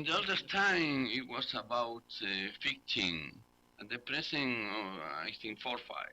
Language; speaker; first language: English; non-native, learner; Spanish